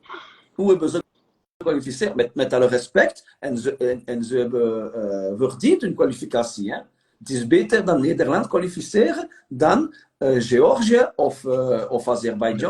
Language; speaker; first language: Dutch; non-native, local second language; French